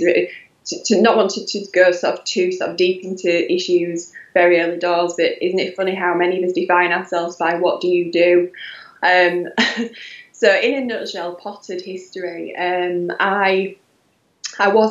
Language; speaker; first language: English; native; English